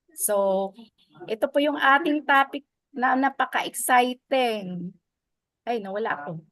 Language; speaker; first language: Filipino; non-native, local second language; Waray